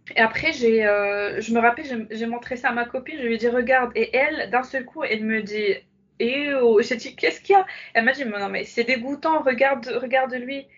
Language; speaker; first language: French; non-native, local second language; Arabic